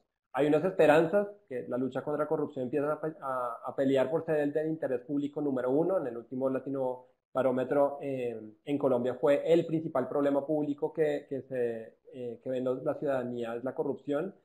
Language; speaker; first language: Spanish; native; Spanish